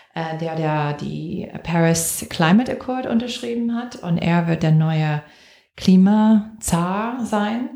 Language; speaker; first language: German; non-native, fluent; English